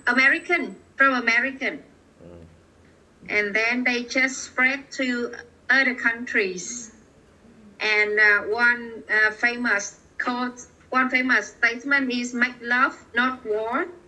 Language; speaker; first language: English; non-native, learner; Vietnamese